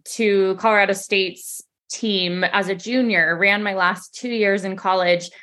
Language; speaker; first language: English; native; English